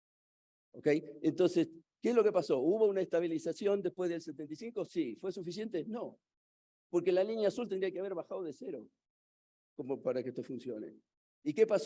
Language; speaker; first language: Spanish; native; Spanish